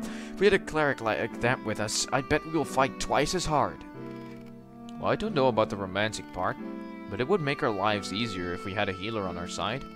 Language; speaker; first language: English; non-native, fluent; Dutch